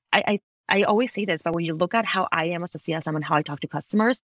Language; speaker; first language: English; non-native, fluent; Spanish